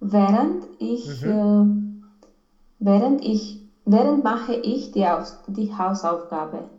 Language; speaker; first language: German; non-native, learner; Romanian